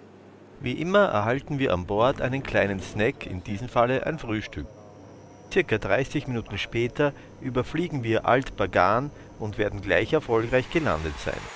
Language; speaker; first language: German; native; German